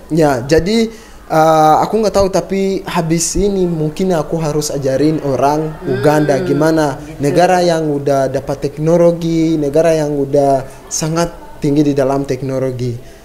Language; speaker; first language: Indonesian; non-native, fluent; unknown